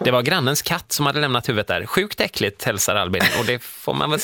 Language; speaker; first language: Swedish; native; Swedish